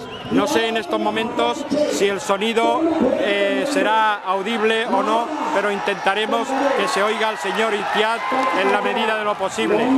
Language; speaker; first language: Spanish; native; Spanish